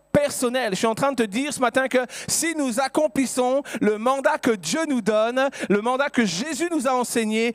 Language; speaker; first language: French; native; French